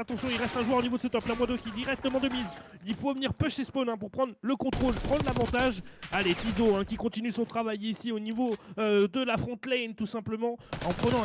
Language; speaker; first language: French; native; French